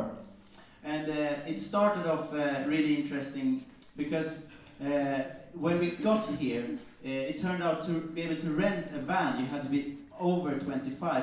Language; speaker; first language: English; non-native, fluent; Mandingo